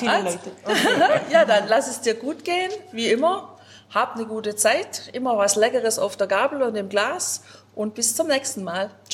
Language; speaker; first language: German; native; German